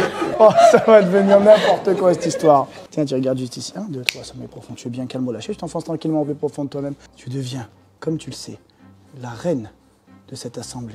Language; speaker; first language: French; native; French